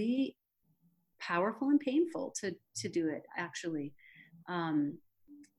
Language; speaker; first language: English; native; English